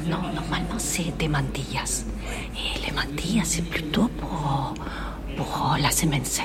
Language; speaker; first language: French; non-native, fluent; Spanish